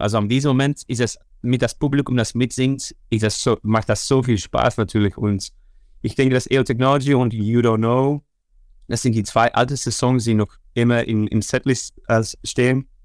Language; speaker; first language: German; non-native, learner; Dutch